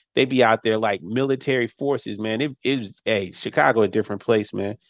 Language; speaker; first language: English; native; English